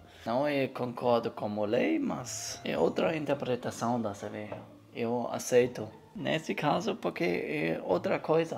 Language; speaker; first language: Portuguese; non-native, learner; German